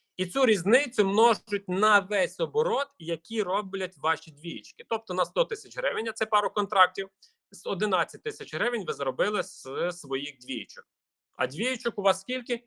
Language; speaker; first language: Ukrainian; native; Ukrainian